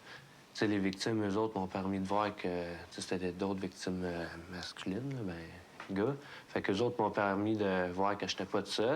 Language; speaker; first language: French; native; French